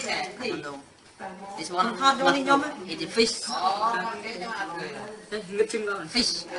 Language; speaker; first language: English; non-native, learner; Khmer